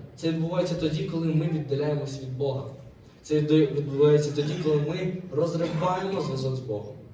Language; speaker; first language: Ukrainian; native; Ukrainian